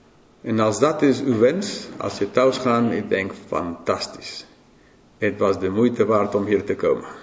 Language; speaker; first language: Dutch; non-native, fluent; English